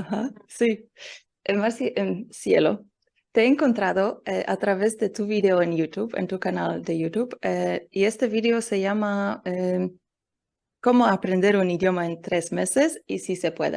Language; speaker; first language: Spanish; non-native, learner; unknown